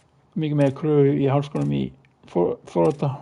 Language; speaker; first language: Icelandic; non-native, learner; Norwegian